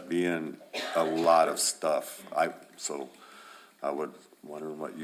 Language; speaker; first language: English; native; English